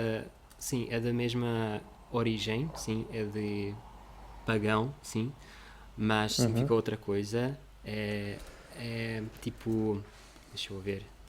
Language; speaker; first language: Portuguese; non-native, fluent; Russian